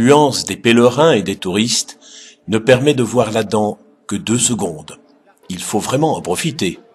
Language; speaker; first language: French; native; French